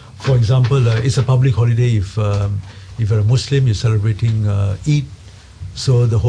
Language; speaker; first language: English; non-native, local second language; Tamil